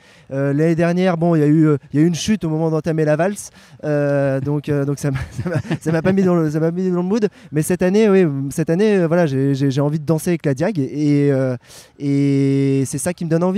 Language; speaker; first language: French; native; French